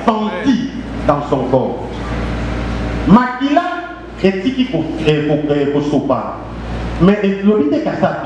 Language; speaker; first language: French; non-native, local second language; Lingala